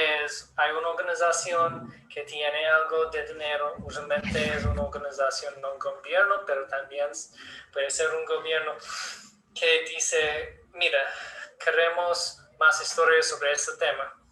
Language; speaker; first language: Spanish; non-native, learner; English